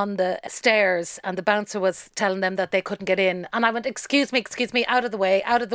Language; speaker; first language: English; native; English